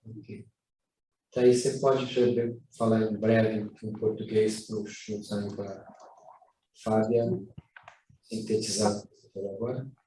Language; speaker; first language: Portuguese; non-native, learner; Japanese